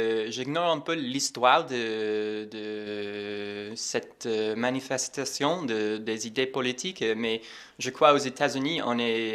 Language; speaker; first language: French; non-native, fluent; English